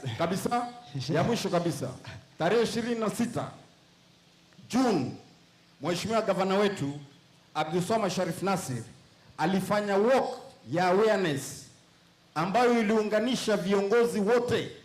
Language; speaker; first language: Swahili; native; Swahili